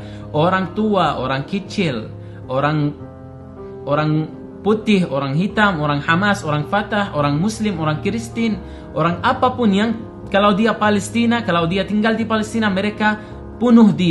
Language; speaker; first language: Indonesian; non-native, learner; Arabic